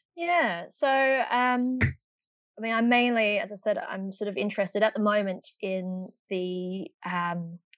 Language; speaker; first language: English; native; English